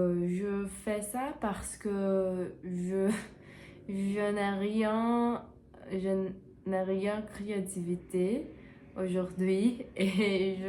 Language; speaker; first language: French; non-native, learner; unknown